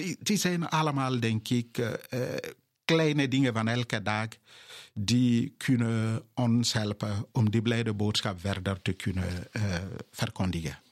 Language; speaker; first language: Dutch; non-native, fluent; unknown